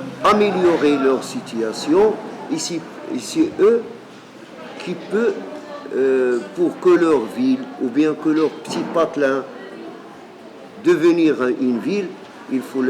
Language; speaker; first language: French; non-native, local second language; Arabic